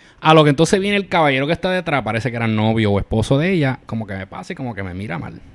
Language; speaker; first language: Spanish; native; Spanish